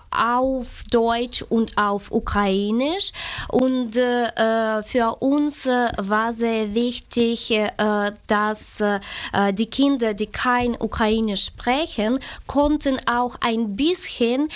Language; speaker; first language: German; non-native, fluent; Ukrainian